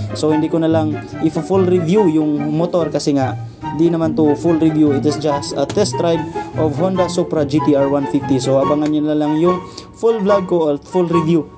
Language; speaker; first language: Filipino; non-native, local second language; Cebuano